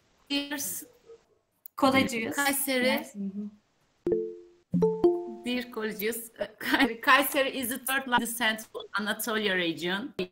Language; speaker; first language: English; non-native, learner; Turkish